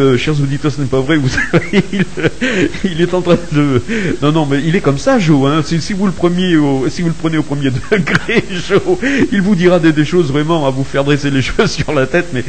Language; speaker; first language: French; native; French